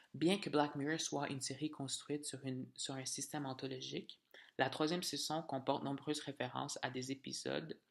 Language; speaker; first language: French; native; French